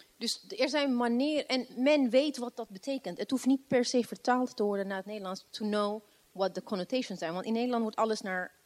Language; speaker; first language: Dutch; non-native, fluent; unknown